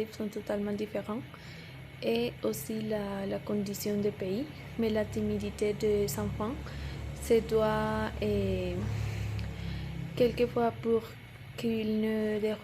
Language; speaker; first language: French; non-native, learner; Spanish